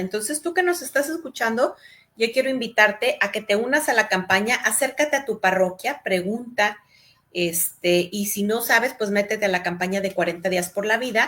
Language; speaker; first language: Spanish; native; Spanish